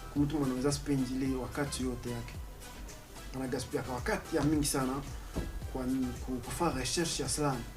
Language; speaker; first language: Swahili; native; Swahili